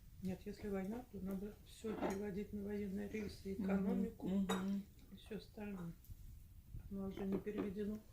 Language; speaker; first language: Russian; native; Russian